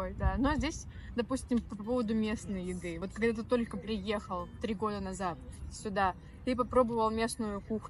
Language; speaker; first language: Russian; native; Russian